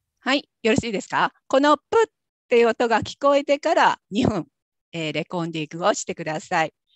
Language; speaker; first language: Japanese; native; Japanese